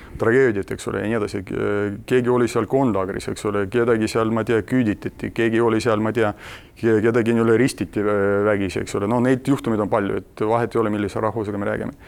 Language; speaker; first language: Estonian; non-native, local second language; Russian